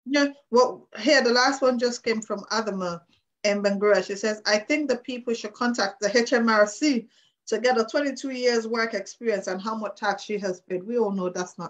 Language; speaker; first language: English; non-native, local second language; Krio